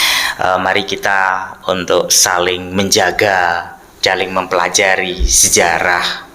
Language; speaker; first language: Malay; non-native, local second language; Madurese